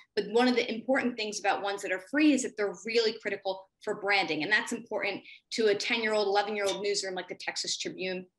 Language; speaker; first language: English; native; English